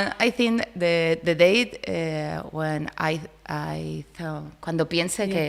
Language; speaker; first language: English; non-native, learner; Spanish